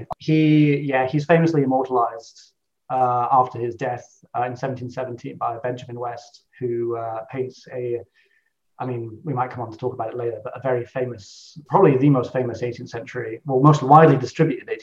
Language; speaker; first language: English; native; English